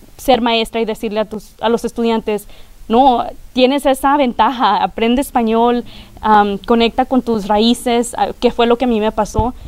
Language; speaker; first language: Spanish; early bilingual, heritage; Spanish